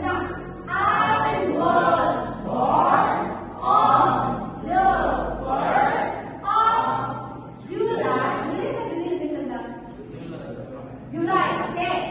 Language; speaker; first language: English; non-native, learner; Indonesian